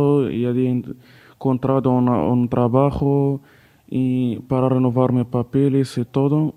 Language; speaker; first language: Spanish; non-native, learner; Arabic